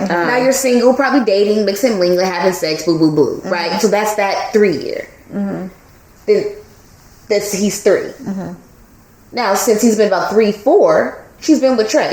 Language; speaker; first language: English; native; English